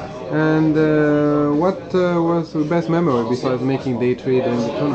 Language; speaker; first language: English; non-native, fluent; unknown